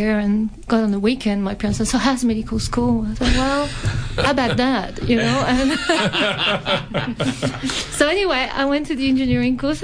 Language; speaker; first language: English; non-native, fluent; French